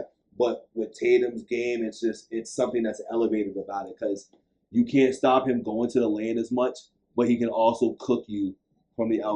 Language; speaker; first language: English; native; English